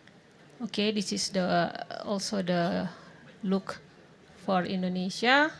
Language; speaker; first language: English; non-native, fluent; Indonesian